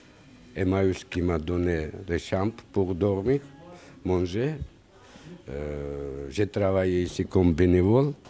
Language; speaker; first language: French; non-native, learner; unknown